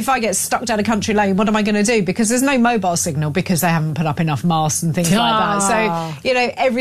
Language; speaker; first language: English; native; English